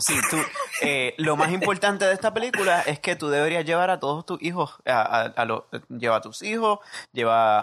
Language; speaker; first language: Spanish; early bilingual, heritage; Spanish